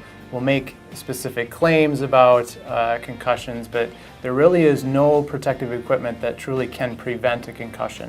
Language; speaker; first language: English; native; English